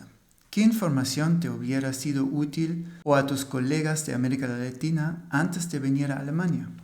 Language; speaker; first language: Spanish; non-native, fluent; German